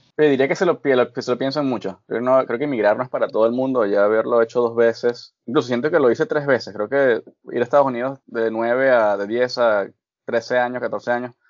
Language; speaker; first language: Spanish; native; Spanish